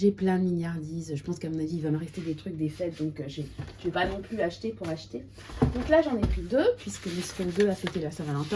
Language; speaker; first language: French; native; French